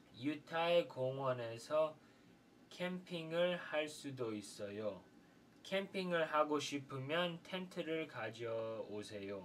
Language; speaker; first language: Korean; non-native, fluent; English